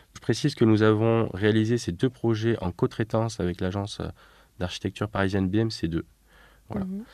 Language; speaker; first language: French; native; French